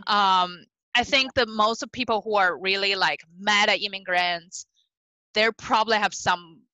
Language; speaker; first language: English; non-native, fluent; Chinese